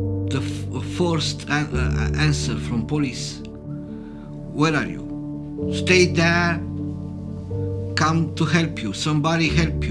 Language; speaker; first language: English; non-native, learner; Romanian